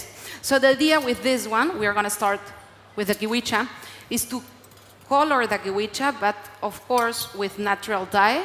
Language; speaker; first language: English; non-native, learner; Spanish